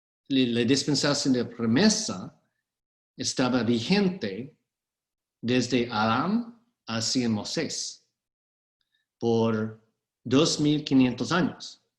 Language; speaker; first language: Spanish; non-native, fluent; English